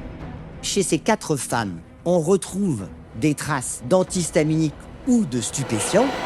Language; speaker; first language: French; native; French